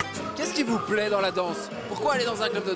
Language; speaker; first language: French; native; French